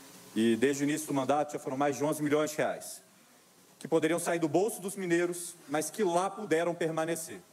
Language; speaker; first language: Portuguese; native; Portuguese